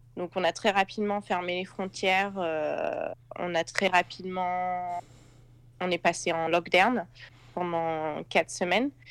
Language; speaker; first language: French; native; French